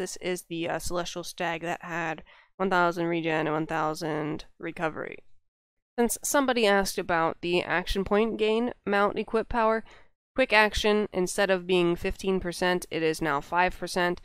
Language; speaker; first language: English; native; English